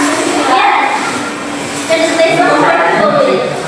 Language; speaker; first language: English; non-native, learner; Indonesian